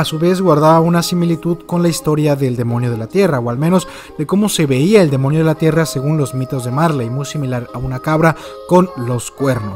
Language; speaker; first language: Spanish; native; Spanish